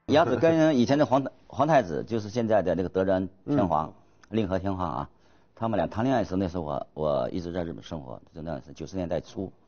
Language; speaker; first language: Chinese; native; Chinese